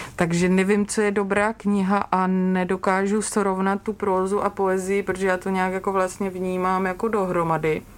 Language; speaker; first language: Czech; native; Czech